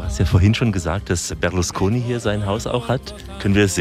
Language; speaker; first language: German; native; German